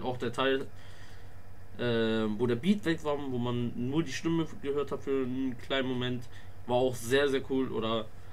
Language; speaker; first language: German; native; German